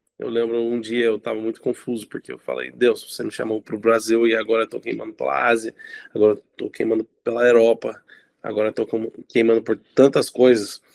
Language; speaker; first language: Portuguese; non-native, fluent; English